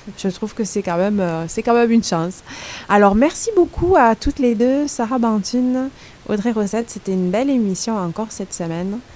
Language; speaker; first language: French; native; French